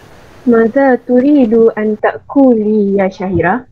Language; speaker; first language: Arabic; non-native, learner; Malay